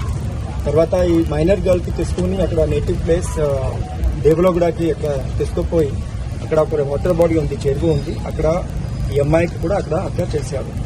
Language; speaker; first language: Telugu; non-native, learner; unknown